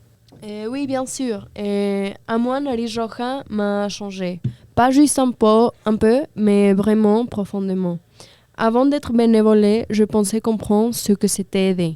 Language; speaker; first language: French; non-native, fluent; Spanish